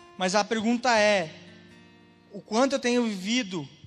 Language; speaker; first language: Portuguese; native; Portuguese